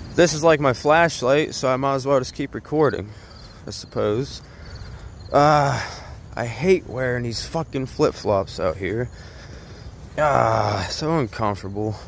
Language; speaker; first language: English; native; English